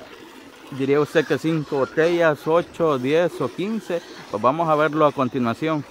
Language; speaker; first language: Spanish; native; Spanish